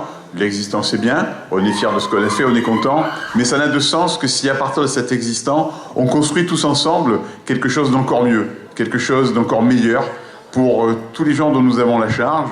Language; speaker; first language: French; native; French